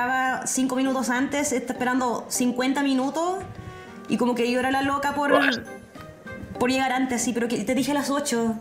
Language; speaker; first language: Spanish; non-native, fluent; English